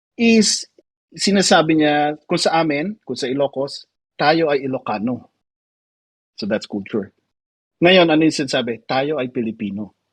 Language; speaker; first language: Filipino; non-native, local second language; Iloko